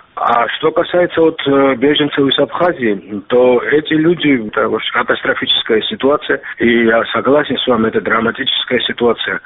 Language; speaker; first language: Russian; non-native, local second language; Georgian